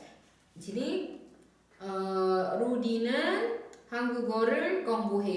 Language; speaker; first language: Korean; non-native, fluent; Indonesian